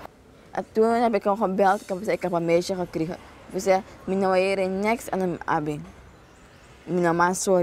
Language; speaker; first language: Dutch; non-native, local second language; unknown